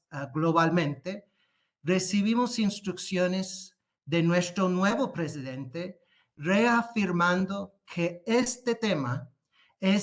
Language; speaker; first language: Spanish; non-native, fluent; English